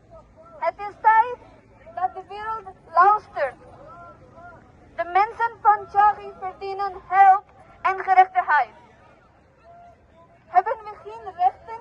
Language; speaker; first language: Dutch; non-native, fluent; Baluchi